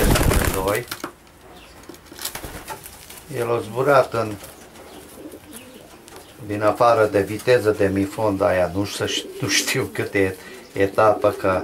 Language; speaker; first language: Romanian; non-native, local second language; Hungarian